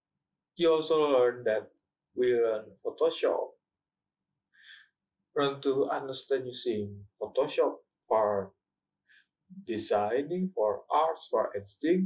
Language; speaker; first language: English; non-native, learner; Indonesian